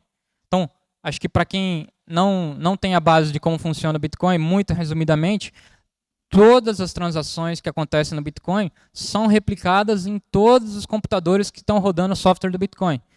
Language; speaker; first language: Portuguese; native; Portuguese